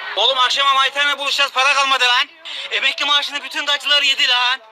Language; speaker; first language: Turkish; native; Turkish